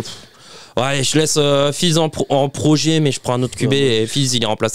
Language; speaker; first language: French; native; French